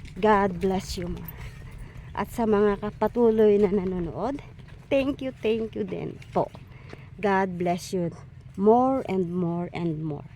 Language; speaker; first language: Filipino; non-native, local second language; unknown